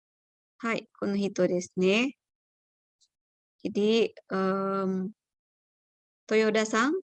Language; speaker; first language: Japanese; non-native, fluent; Indonesian